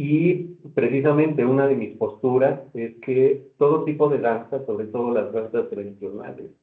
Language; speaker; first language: Spanish; native; Spanish